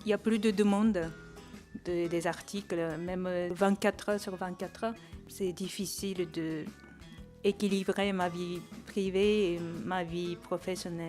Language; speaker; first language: French; non-native, fluent; Japanese